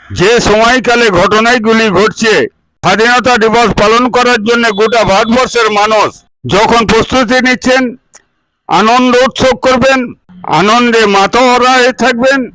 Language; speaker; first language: Bangla; non-native, local second language; Santali